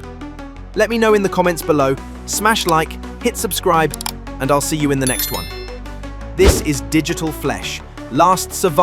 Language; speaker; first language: English; native; English